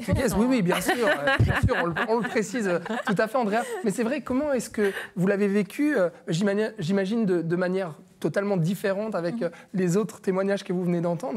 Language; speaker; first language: French; native; French